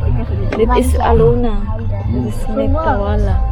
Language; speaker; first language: Dutch; non-native, learner; Filipino